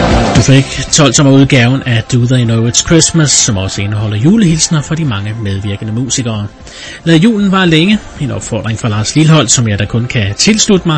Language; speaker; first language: Danish; native; Danish